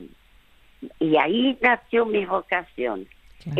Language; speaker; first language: Spanish; early bilingual, other home language; French